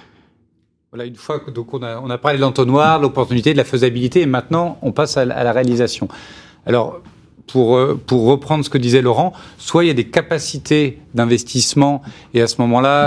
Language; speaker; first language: French; native; French